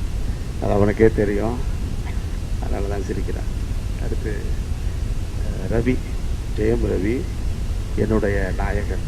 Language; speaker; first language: Tamil; native; Tamil